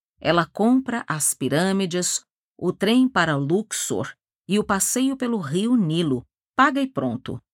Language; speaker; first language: Portuguese; native; Portuguese